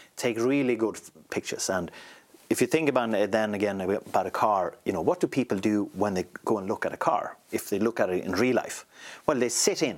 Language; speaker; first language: English; non-native, fluent; Swedish